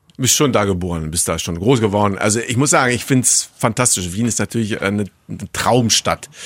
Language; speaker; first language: German; native; German